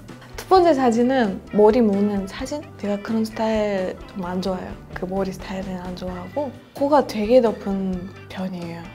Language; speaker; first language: Korean; non-native, fluent; Russian